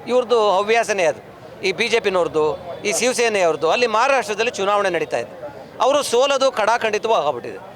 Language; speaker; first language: Kannada; native; Kannada